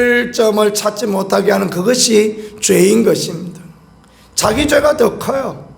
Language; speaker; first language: Korean; native; Korean